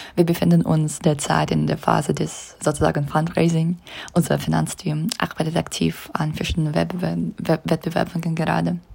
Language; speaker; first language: German; non-native, fluent; Russian